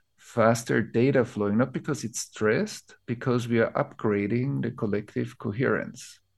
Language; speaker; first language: English; non-native, fluent; German